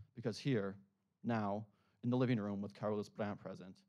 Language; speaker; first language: English; native; English